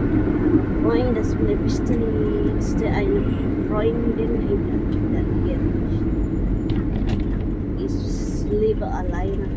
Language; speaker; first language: German; non-native, learner; Filipino